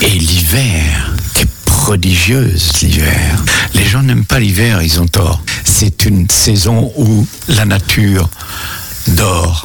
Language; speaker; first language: French; native; French